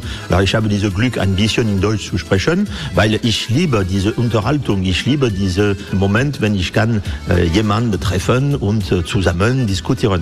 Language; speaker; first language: German; non-native, fluent; French